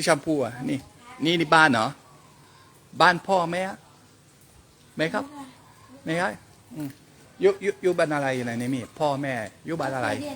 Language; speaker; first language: Thai; non-native, learner; French